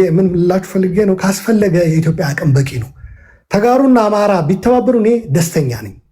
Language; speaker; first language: Amharic; non-native, local second language; Tigrinya